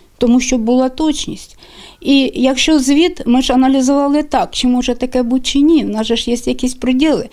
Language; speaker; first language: Ukrainian; native; Ukrainian